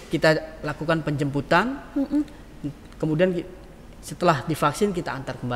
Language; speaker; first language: Indonesian; native; Indonesian